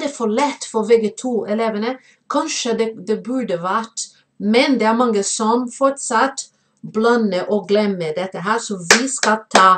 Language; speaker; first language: Norwegian; non-native, fluent; Portuguese